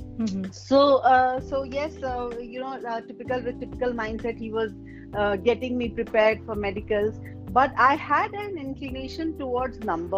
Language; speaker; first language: English; non-native, local second language; Hindi